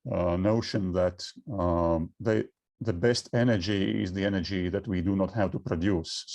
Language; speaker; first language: English; non-native, fluent; Latvian